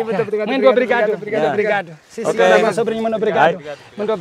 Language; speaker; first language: Portuguese; non-native, local second language; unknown